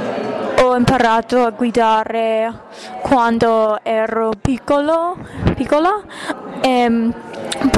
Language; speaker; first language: Italian; non-native, learner; English